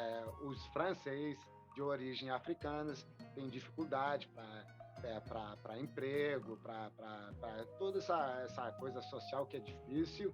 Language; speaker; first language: Portuguese; non-native, fluent; French